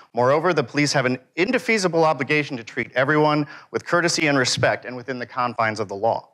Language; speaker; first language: English; native; English